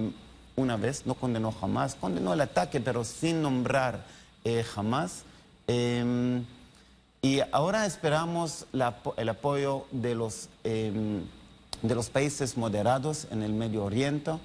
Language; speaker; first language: Spanish; non-native, learner; Hebrew